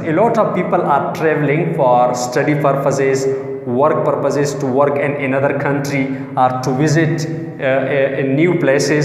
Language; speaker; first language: English; non-native, local second language; Urdu